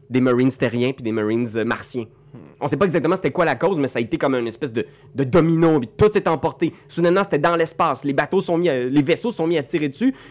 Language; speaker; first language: French; native; French